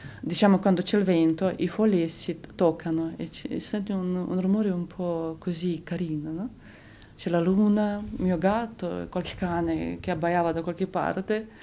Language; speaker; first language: Italian; non-native, fluent; Romanian